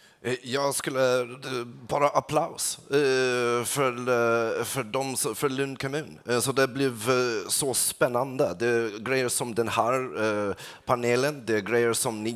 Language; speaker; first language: Swedish; non-native, fluent; English